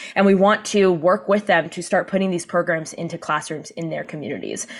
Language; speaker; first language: English; native; English